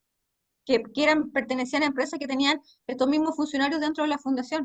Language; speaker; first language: Spanish; native; Spanish